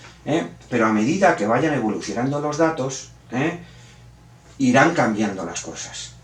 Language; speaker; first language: Spanish; native; Spanish